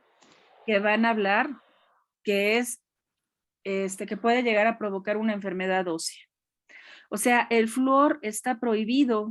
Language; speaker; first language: Spanish; native; Spanish